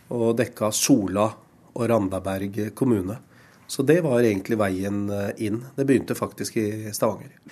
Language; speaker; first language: Norwegian; early bilingual, other home language; Urdu